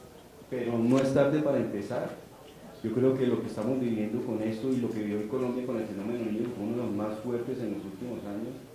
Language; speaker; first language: Spanish; native; Spanish